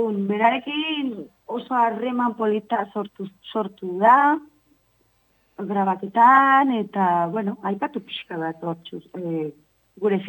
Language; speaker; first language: Basque; non-native, local second language; Spanish